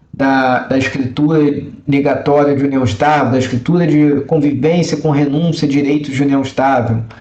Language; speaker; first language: Portuguese; native; Portuguese